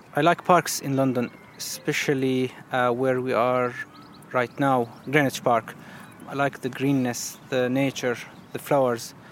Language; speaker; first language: English; non-native, fluent; Arabic